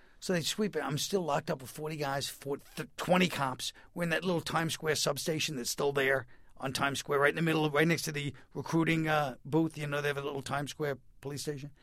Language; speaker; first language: English; native; English